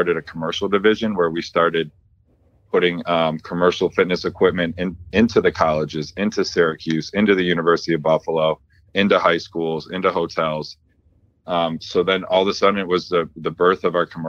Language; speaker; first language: English; native; English